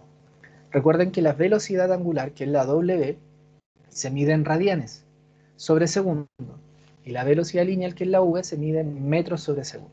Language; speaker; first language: Spanish; native; Spanish